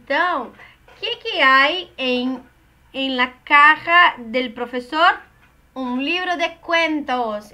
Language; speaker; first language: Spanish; non-native, learner; Portuguese